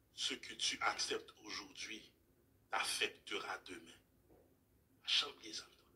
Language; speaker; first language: French; non-native, local second language; Haitian Creole